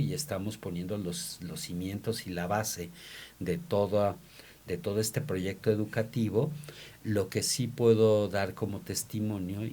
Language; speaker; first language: Spanish; native; Spanish